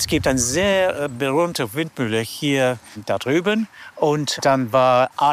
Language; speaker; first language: German; non-native, fluent; English